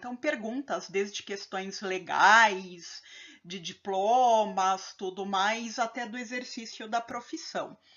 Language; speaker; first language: Portuguese; native; Portuguese